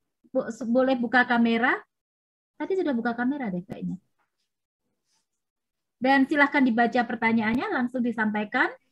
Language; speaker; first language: Indonesian; native; Indonesian